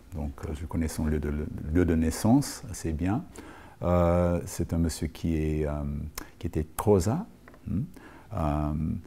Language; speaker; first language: French; non-native, fluent; English